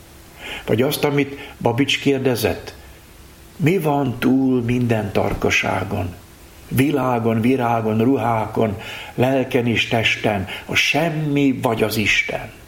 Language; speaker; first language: Hungarian; native; Hungarian